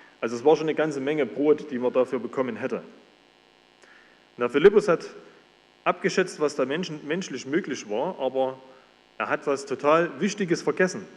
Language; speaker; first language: German; native; German